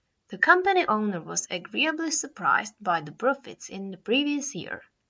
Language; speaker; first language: English; non-native, fluent; Czech